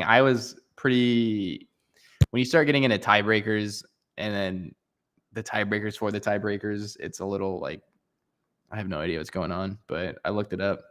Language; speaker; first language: English; native; English